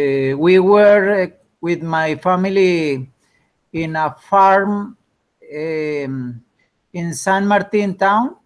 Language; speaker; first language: English; non-native, learner; Spanish